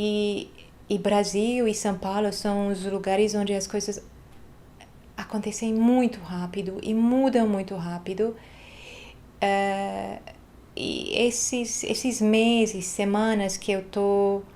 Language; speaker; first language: Portuguese; non-native, fluent; Hungarian